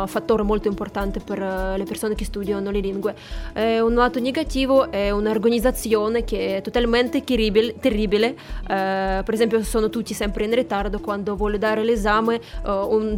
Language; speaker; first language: Italian; non-native, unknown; Russian